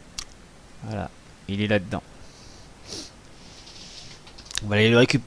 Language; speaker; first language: French; native; French